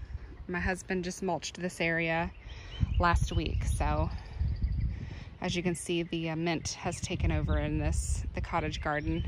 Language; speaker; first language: English; native; English